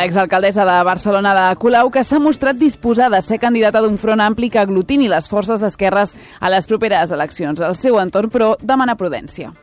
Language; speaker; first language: Catalan; native; Catalan